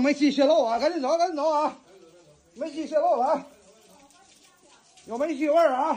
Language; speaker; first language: Chinese; native; Chinese